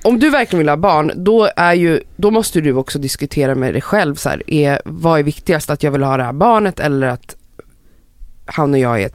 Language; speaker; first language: Swedish; native; Swedish